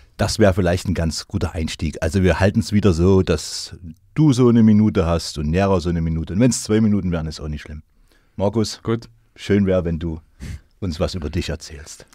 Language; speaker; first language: German; native; German